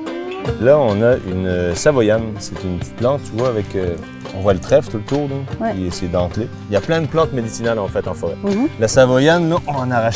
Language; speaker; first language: French; native; French